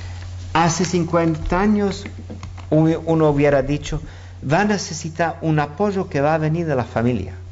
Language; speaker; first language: Spanish; non-native, fluent; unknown